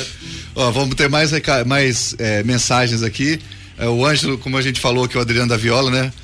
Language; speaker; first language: Portuguese; native; Portuguese